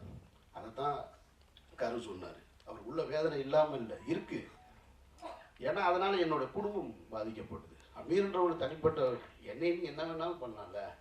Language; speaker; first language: Tamil; native; Tamil